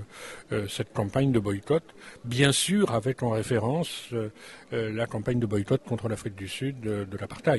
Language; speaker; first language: French; native; French